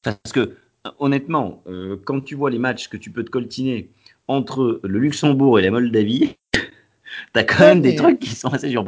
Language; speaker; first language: French; native; French